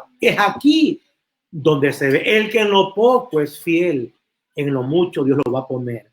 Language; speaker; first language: Spanish; native; Spanish